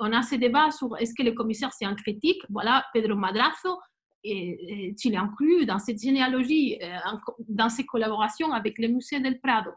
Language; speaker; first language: French; non-native, fluent; Spanish